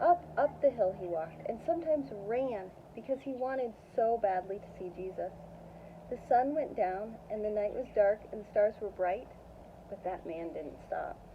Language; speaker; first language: English; native; English